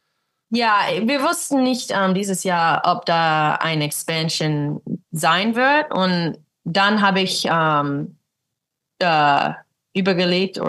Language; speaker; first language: German; early bilingual, heritage; English